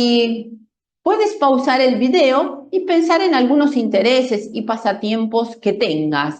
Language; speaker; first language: Spanish; non-native, fluent; Portuguese